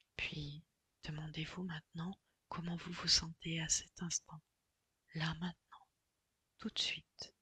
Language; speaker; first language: French; native; French